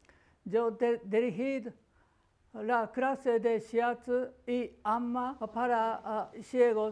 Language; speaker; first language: Spanish; non-native, learner; Japanese